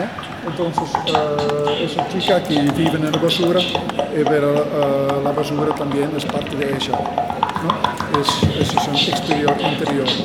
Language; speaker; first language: Spanish; non-native, learner; Dutch